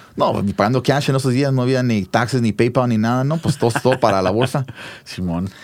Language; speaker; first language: Spanish; early bilingual, heritage; Spanish